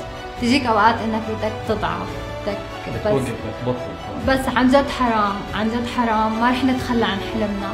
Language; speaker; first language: Arabic; native; Arabic